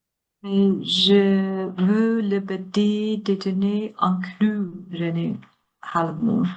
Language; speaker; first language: French; non-native, learner; Chinese